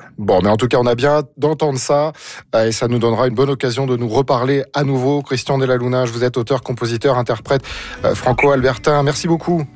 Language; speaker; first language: French; native; French